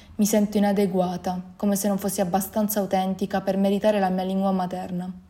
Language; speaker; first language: Italian; early bilingual, other home language; Albanian